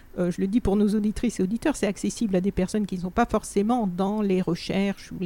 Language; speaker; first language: French; native; French